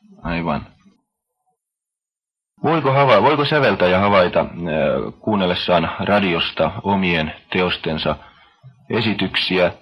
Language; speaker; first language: Finnish; native; Finnish